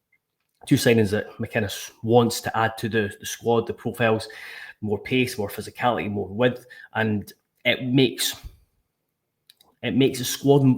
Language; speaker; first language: English; native; English